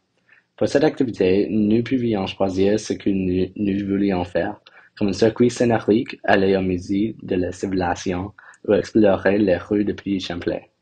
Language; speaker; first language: French; non-native, learner; English